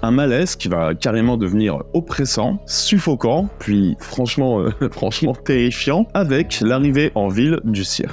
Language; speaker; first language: French; native; French